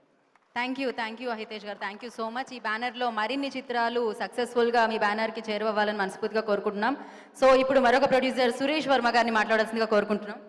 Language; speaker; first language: Telugu; native; Telugu